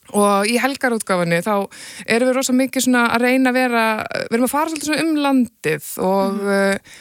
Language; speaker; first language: Icelandic; native; Icelandic